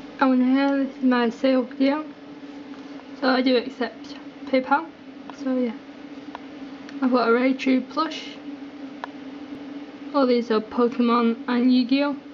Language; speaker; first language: English; native; English